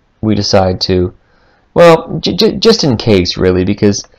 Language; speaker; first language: English; native; English